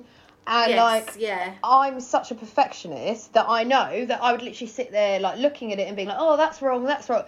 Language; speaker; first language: English; native; English